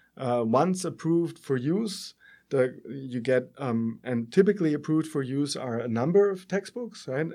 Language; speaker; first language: English; non-native, fluent; German